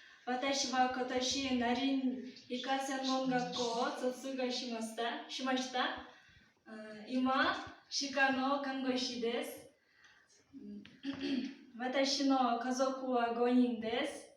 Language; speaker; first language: Japanese; non-native, learner; Kyrgyz